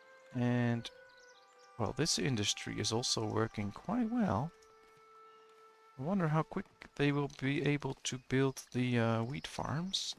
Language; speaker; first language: English; non-native, fluent; Dutch